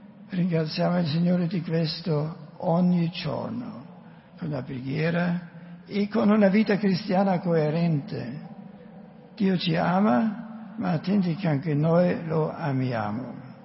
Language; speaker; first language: Italian; non-native, fluent; German